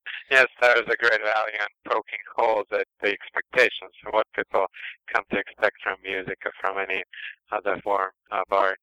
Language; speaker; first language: English; non-native, fluent; Russian